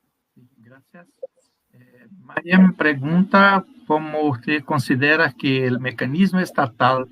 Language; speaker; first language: Spanish; non-native, fluent; Portuguese